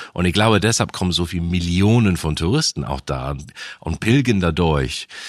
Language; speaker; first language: German; non-native, fluent; English